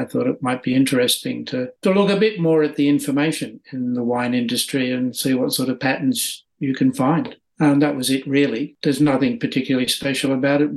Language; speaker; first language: English; native; English